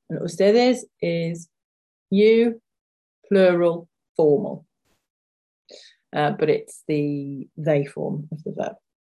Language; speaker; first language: English; native; English